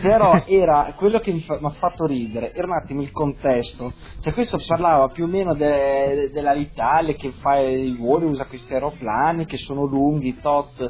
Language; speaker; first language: Italian; native; Italian